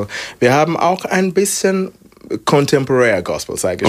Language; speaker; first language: German; non-native, fluent; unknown